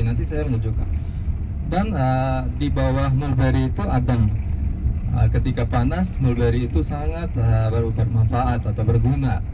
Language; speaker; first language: Indonesian; non-native, fluent; Uzbek